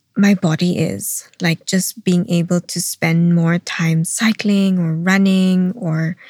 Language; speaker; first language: English; non-native, local second language; Filipino